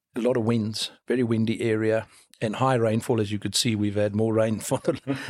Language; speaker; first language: English; non-native, local second language; Afrikaans